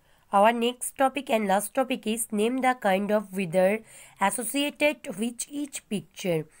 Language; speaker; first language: English; non-native, local second language; Bangla